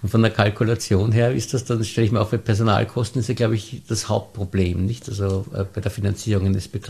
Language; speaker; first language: German; native; German